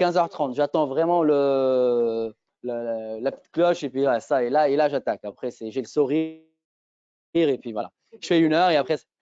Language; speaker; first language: French; native; French